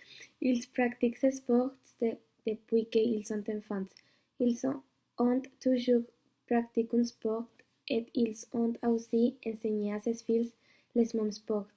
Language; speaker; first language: French; non-native, learner; Spanish